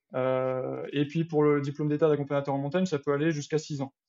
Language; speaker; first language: French; native; French